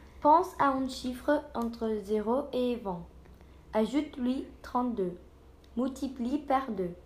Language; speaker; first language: French; non-native, learner; Portuguese